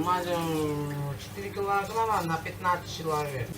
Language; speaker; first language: Russian; non-native, fluent; Georgian